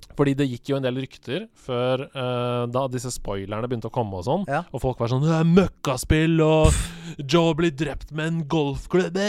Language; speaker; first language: Norwegian; native; Norwegian